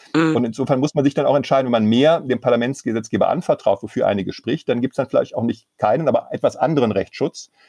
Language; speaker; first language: German; native; German